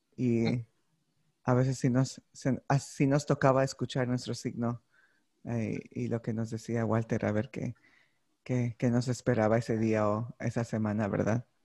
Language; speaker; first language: Spanish; early bilingual, heritage; Spanish